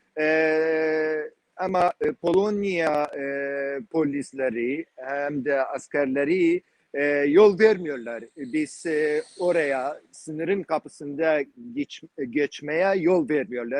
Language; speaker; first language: Turkish; non-native, learner; Kurdish